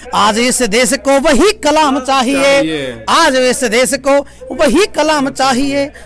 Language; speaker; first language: Hindi; native; Hindi